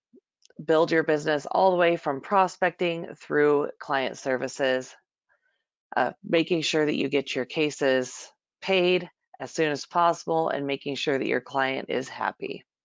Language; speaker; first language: English; native; English